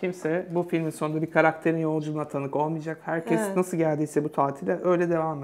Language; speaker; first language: Turkish; native; Turkish